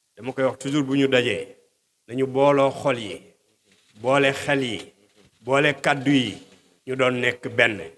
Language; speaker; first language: Wolof; native; Wolof